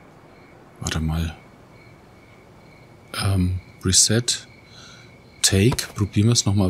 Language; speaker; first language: German; native; German